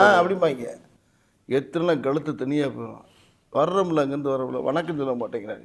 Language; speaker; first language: Tamil; native; Tamil